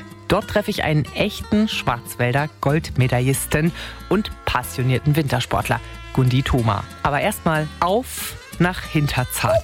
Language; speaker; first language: German; native; German